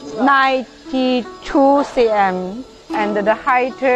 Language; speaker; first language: English; non-native, learner; Chinese